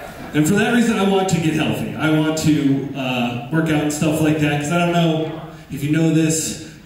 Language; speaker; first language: English; native; English